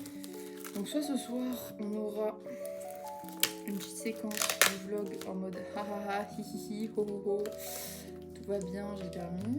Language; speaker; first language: French; native; French